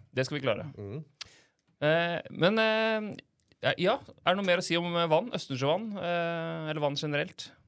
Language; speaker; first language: Norwegian; native; Norwegian